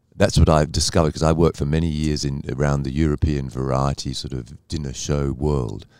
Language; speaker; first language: English; native; English